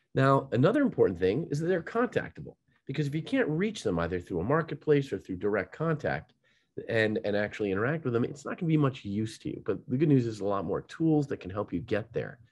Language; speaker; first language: English; native; English